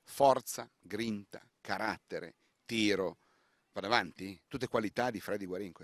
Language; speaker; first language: Italian; native; Italian